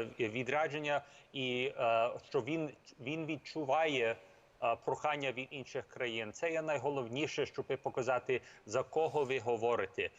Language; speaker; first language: Ukrainian; early bilingual, heritage; Ukrainian